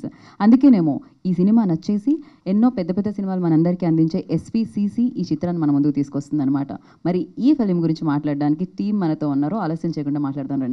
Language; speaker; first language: Telugu; native; Telugu